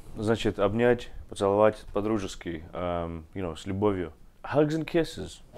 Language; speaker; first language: Russian; non-native, fluent; English